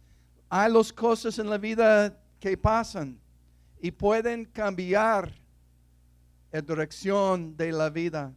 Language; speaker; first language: Spanish; non-native, fluent; English